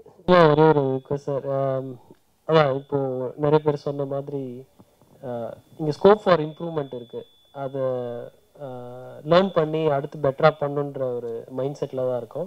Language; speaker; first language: Tamil; native; Tamil